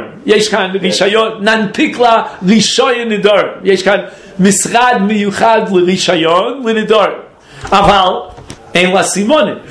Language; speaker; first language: Hebrew; non-native, fluent; English